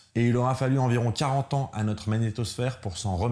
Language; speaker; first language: French; native; French